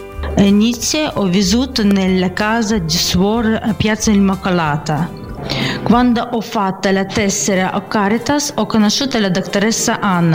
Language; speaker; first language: Italian; non-native, fluent; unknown